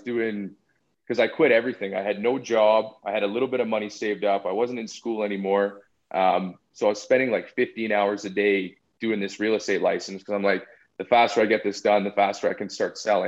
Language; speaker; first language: English; native; English